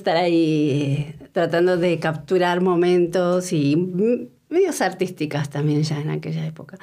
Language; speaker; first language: Spanish; native; Spanish